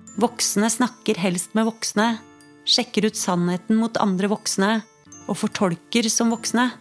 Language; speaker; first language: Norwegian; native; Norwegian